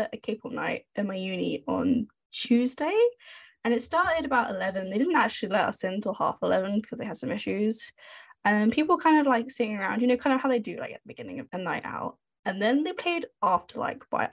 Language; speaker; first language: English; native; English